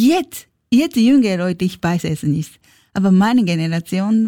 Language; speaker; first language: German; non-native, learner; Japanese